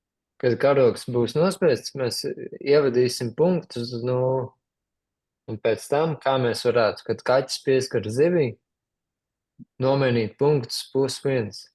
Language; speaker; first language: Latvian; native; Latvian